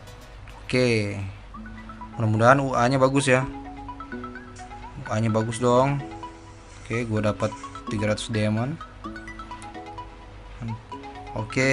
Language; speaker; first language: Indonesian; native; Indonesian